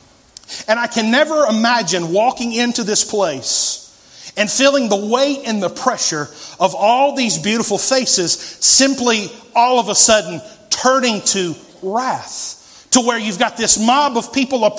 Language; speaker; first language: English; native; English